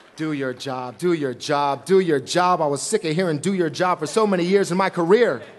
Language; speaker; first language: English; native; English